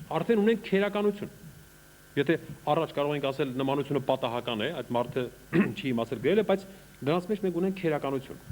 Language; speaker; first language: Armenian; native; Armenian